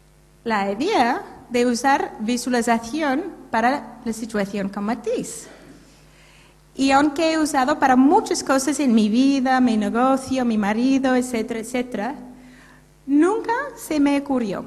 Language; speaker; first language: Spanish; non-native, fluent; English